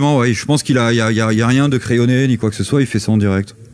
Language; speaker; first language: French; native; French